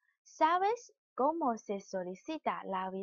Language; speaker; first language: Spanish; non-native, fluent; Chinese